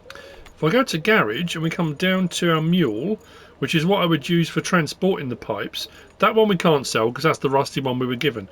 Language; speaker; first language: English; native; English